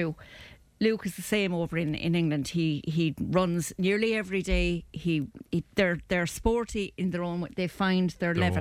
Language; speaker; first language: English; native; English